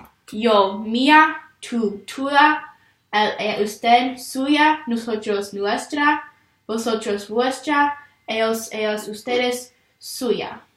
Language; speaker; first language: Spanish; non-native, learner; English